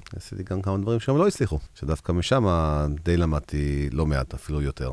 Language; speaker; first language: Hebrew; early bilingual, heritage; Hebrew